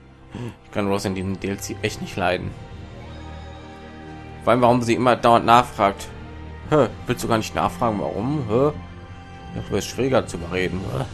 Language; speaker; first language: German; native; German